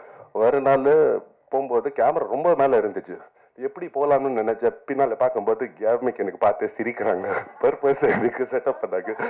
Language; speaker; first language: Tamil; non-native, local second language; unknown